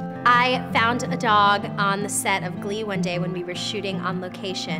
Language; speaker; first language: English; native; English